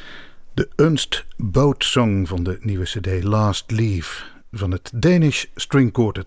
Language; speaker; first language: Dutch; native; Dutch